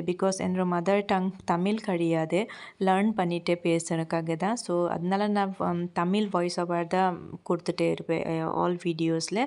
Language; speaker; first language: Tamil; non-native, learner; Assamese